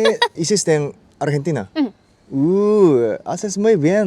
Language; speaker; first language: Spanish; non-native, learner; Japanese